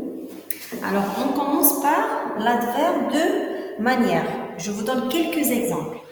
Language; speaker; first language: French; non-native, local second language; Arabic